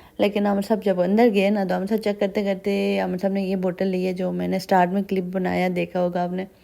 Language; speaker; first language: Hindi; non-native, local second language; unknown